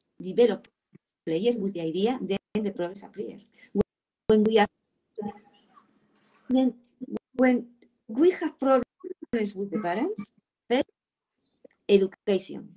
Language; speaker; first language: English; non-native, learner; Spanish